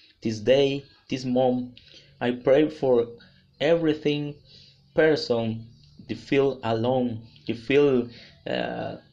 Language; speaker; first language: English; non-native, learner; Spanish